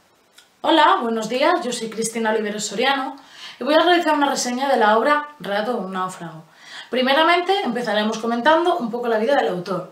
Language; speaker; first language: Spanish; native; Spanish